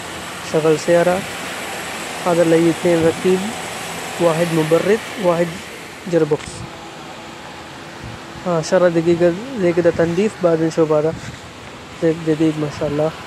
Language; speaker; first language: Arabic; non-native, learner; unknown